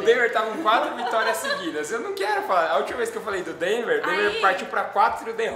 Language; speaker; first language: Portuguese; native; Portuguese